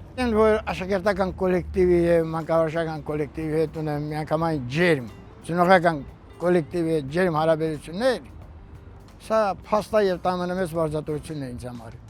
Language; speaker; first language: Armenian; native; Armenian